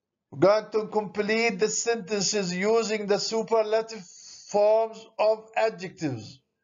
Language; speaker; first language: English; non-native, fluent; Arabic